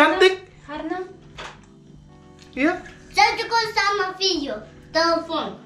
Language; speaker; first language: Indonesian; early bilingual, heritage; Indonesian